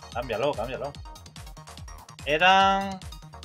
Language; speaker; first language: Spanish; native; Spanish